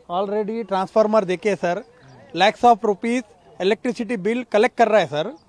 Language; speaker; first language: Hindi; non-native, local second language; Urdu